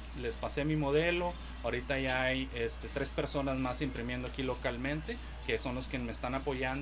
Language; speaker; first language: Spanish; native; Spanish